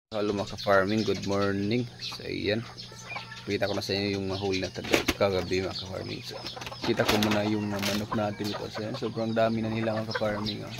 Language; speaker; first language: Filipino; non-native, local second language; Cebuano